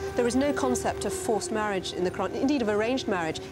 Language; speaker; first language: English; native; English